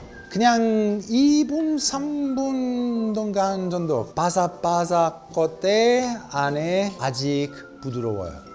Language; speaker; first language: Korean; non-native, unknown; Italian